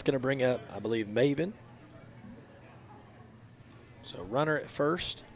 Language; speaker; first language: English; native; English